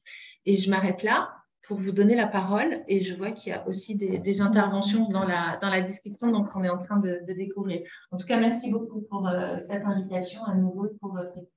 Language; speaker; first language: French; native; French